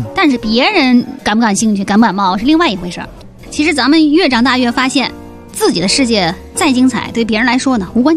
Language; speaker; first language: Chinese; native; Chinese